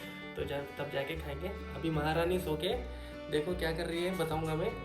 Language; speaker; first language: Hindi; non-native, local second language; Bangla